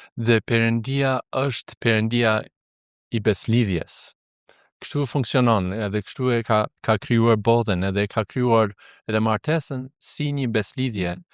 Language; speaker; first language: Albanian; non-native, fluent; English